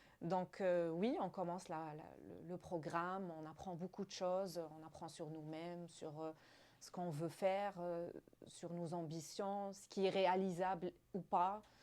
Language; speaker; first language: French; non-native, local second language; Arabic